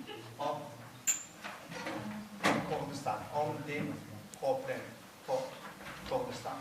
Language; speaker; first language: Danish; non-native, learner; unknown